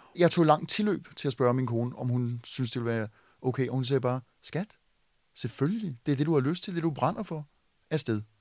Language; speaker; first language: Danish; native; Danish